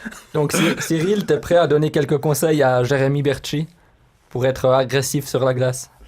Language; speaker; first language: French; native; French